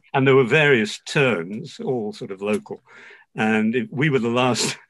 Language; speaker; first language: English; native; English